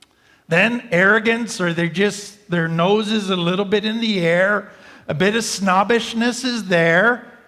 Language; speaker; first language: English; native; English